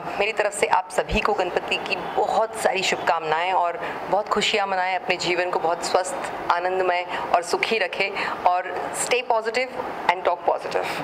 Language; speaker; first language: Hindi; non-native, local second language; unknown